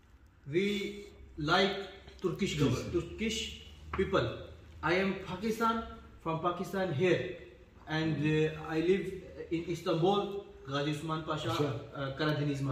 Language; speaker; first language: English; non-native, learner; Urdu